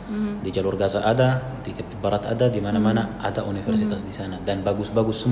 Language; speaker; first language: Indonesian; non-native, fluent; Arabic